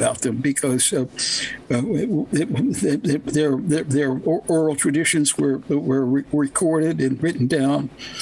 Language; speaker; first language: English; native; English